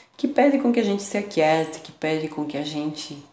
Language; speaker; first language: Portuguese; non-native, fluent; Spanish